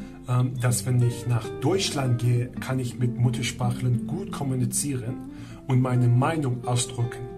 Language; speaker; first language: German; non-native, fluent; Persian